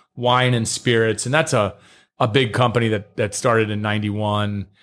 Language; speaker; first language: English; native; English